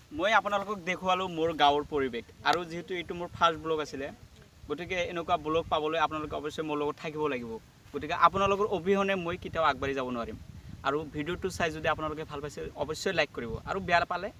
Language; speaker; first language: Assamese; non-native, local second language; Bangla